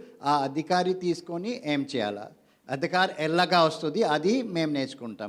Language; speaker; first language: Telugu; non-native, learner; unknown